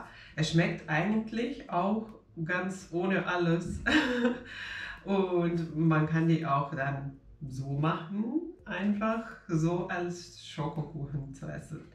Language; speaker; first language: German; non-native, fluent; Finnish